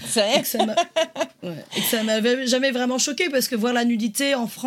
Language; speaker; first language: French; native; French